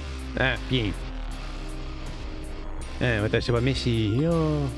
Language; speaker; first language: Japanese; non-native, learner; French